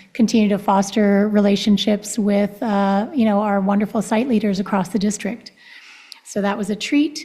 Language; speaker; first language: English; non-native, fluent; Spanish